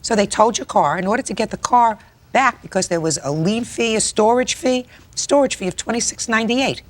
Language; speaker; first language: English; native; English